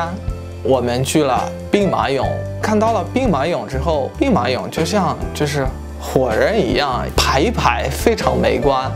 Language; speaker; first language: Chinese; non-native, fluent; Malagasy